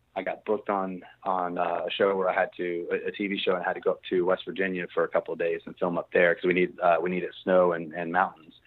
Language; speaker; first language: English; native; English